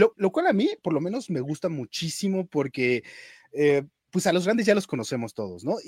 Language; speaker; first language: Spanish; native; Spanish